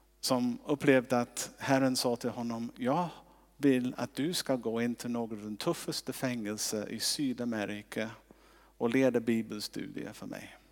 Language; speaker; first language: Swedish; non-native, fluent; English